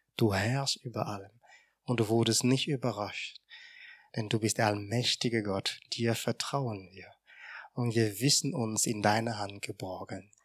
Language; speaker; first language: German; non-native, fluent; French